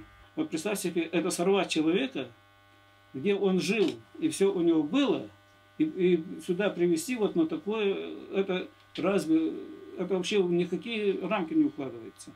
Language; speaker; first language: Russian; native; Russian